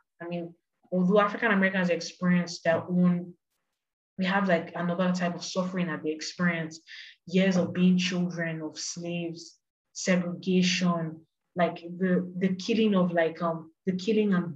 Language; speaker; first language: English; non-native, local second language; Yoruba